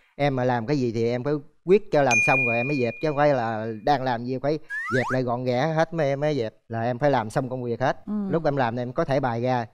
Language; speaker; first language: Vietnamese; native; Vietnamese